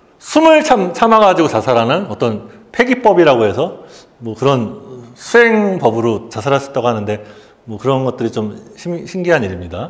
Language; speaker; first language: Korean; native; Korean